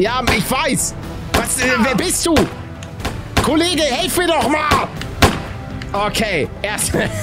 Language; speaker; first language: German; native; German